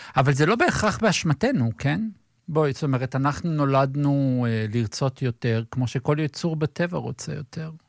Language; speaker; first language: Hebrew; native; Hebrew